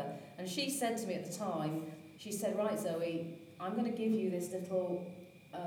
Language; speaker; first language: English; native; English